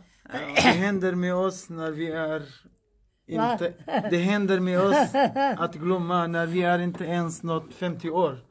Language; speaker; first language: Swedish; non-native, fluent; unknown